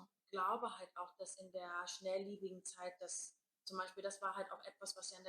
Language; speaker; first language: German; native; German